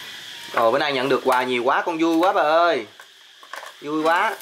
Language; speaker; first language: Vietnamese; native; Vietnamese